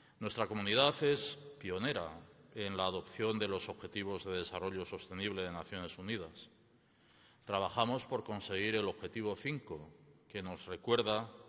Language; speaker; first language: Spanish; native; Spanish